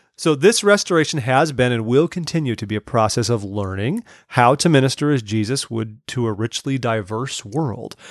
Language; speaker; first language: English; native; English